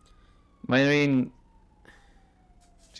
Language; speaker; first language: Welsh; non-native, local second language; English